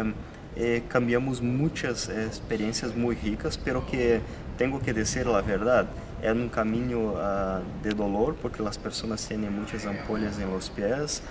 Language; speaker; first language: Spanish; non-native, fluent; Italian